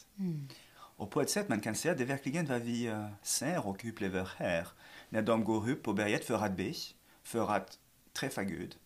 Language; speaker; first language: Swedish; non-native, fluent; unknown